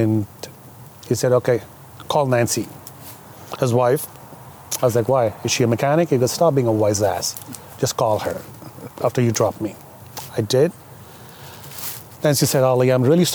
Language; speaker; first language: English; non-native, local second language; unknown